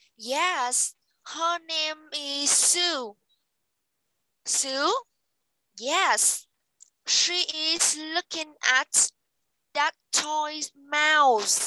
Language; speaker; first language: English; non-native, fluent; Vietnamese